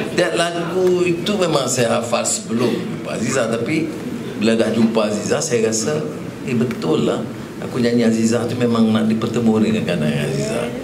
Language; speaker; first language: Malay; native; Malay